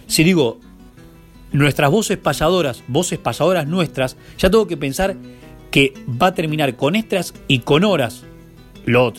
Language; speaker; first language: Spanish; native; Spanish